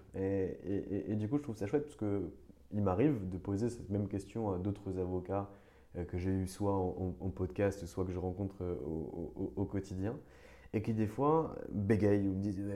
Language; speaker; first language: French; native; French